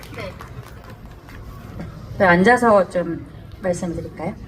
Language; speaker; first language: Korean; native; Korean